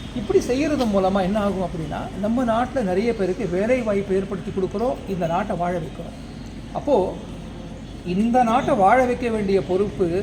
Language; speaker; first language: Tamil; non-native, local second language; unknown